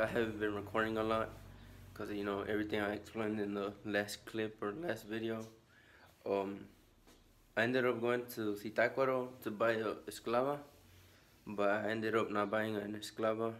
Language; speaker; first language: English; early bilingual, other home language; Spanish